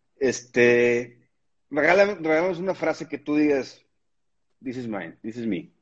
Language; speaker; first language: Spanish; native; Spanish